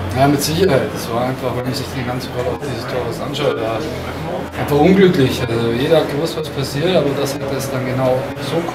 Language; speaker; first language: German; native; German